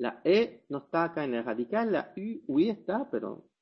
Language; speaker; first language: Spanish; non-native, fluent; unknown